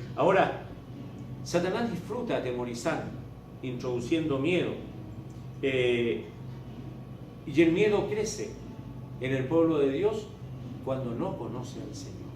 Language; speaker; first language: Spanish; native; Spanish